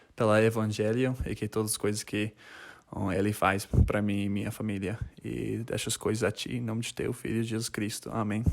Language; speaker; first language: Portuguese; non-native, fluent; English